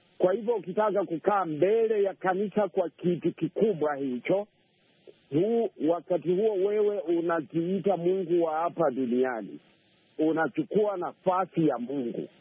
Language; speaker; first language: Swahili; non-native, local second language; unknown